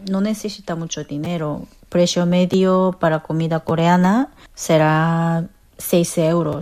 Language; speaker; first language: Spanish; non-native, fluent; Korean